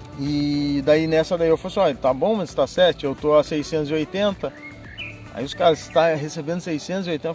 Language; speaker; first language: Portuguese; native; Portuguese